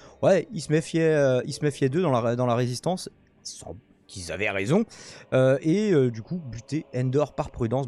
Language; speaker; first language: French; native; French